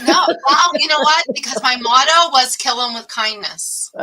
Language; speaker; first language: English; native; English